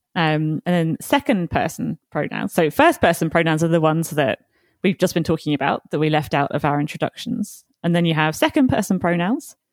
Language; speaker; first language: English; native; English